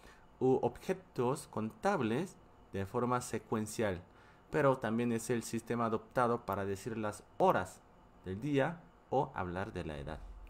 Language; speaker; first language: Spanish; non-native, fluent; Korean